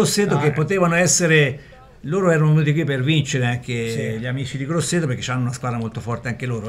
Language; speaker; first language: Italian; native; Italian